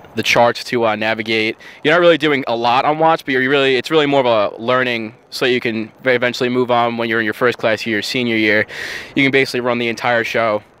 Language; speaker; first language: English; native; English